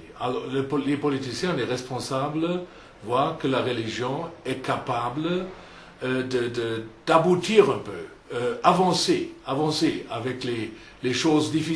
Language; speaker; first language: French; non-native, fluent; German